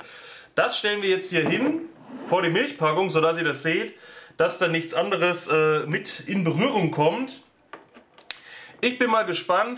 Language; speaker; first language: German; native; German